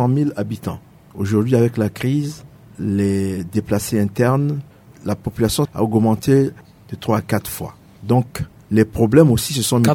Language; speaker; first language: French; non-native, local second language; Sango